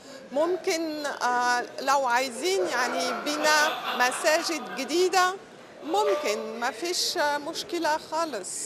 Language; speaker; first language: Arabic; non-native, fluent; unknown